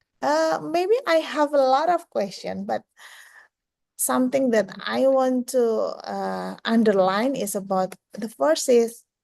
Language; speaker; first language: English; non-native, fluent; Indonesian